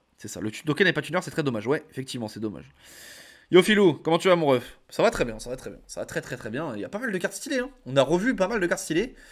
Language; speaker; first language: French; native; French